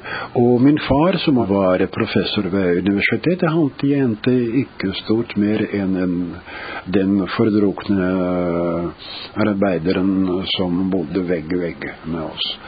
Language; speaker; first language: Norwegian; non-native, fluent; Russian